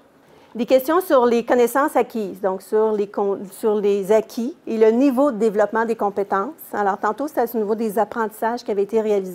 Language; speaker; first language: French; native; French